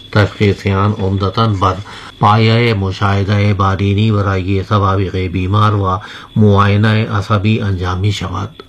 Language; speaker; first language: Persian; non-native, fluent; Urdu